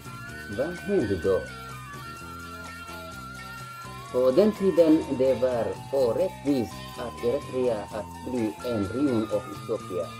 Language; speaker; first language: Swedish; non-native, learner; Tigrinya